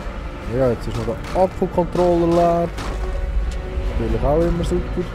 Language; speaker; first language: German; native; German